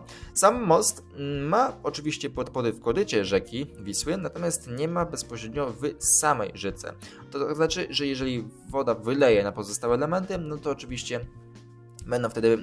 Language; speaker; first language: Polish; native; Polish